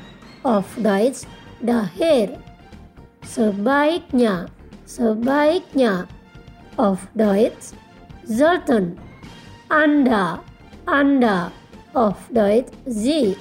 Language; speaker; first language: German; non-native, fluent; Indonesian